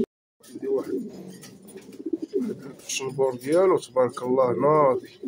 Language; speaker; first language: Arabic; native; Arabic